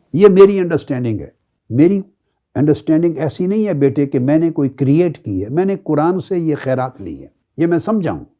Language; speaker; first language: Urdu; non-native, local second language; Punjabi